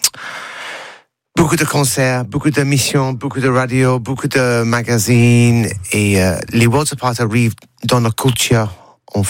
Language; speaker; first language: French; non-native, learner; English